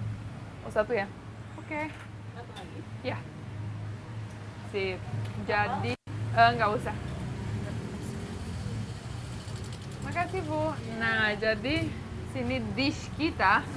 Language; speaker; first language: Indonesian; non-native, fluent; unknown